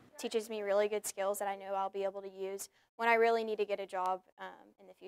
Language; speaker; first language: English; native; English